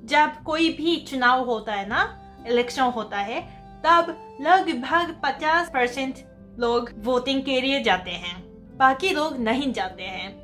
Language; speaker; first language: Hindi; non-native, fluent; Japanese